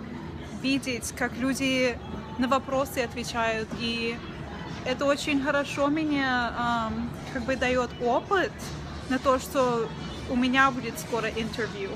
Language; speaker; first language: Russian; early bilingual, heritage; Russian